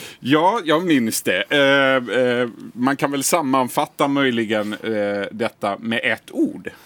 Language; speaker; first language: Swedish; native; Swedish